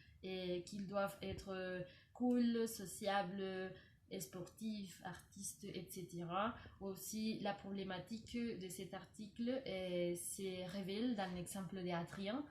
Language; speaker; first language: French; non-native, learner; Spanish